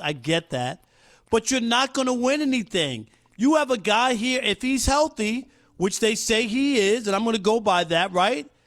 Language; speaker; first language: English; native; English